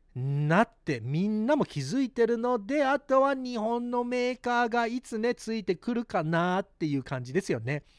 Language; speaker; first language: Japanese; early bilingual, heritage; Japanese